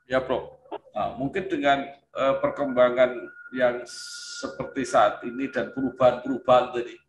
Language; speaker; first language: Indonesian; native; Indonesian